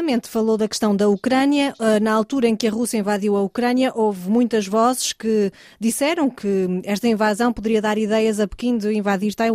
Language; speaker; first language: Portuguese; native; Portuguese